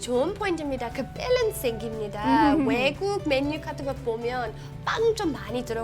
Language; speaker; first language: Korean; non-native, fluent; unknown